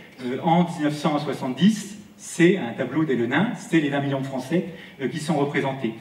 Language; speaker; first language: French; native; French